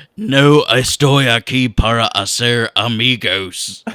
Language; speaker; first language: Spanish; non-native, learner; English